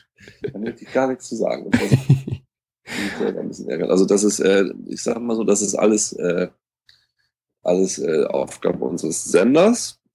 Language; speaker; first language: German; native; German